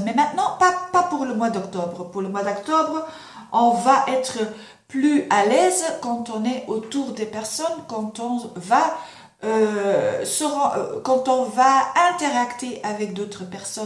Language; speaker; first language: French; non-native, fluent; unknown